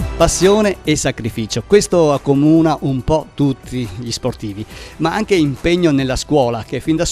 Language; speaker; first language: Italian; native; Italian